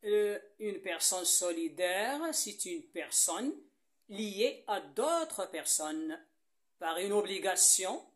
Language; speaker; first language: French; non-native, local second language; Arabic